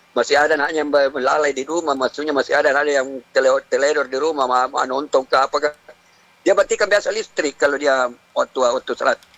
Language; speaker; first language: Indonesian; non-native, local second language; Buginese